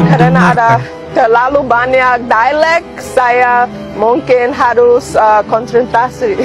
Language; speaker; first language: Indonesian; non-native, fluent; English